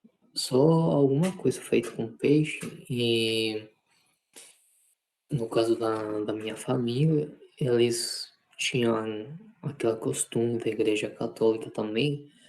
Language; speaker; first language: Portuguese; non-native, fluent; Spanish